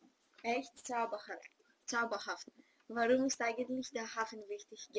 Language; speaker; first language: German; non-native, learner; Greek